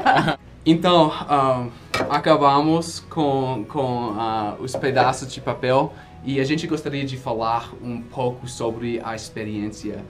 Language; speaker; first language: Portuguese; non-native, fluent; English